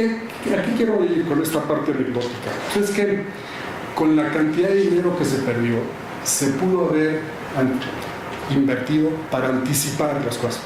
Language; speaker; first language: Spanish; native; Spanish